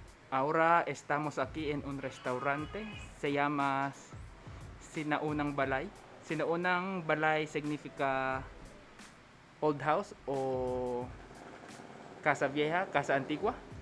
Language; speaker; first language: Spanish; non-native, learner; Filipino